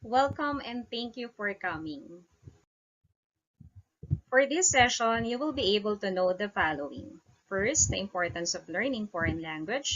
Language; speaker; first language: English; non-native, local second language; Filipino